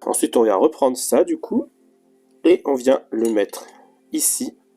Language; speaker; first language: French; native; French